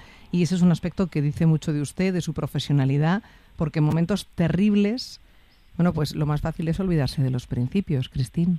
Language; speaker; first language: Spanish; native; Spanish